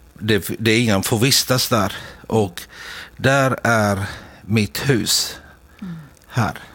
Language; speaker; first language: Swedish; non-native, fluent; Arabic